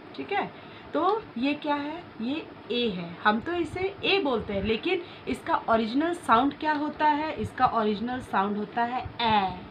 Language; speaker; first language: Hindi; native; Hindi